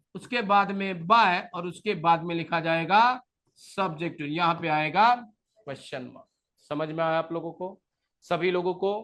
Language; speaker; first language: Hindi; non-native, local second language; Marathi